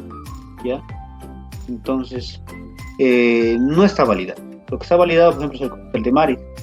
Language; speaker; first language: Spanish; native; Spanish